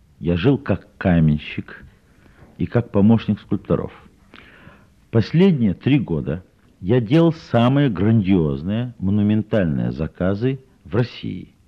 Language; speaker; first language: Russian; native; Russian